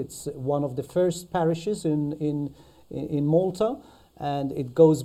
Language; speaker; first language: English; non-native, fluent; Maltese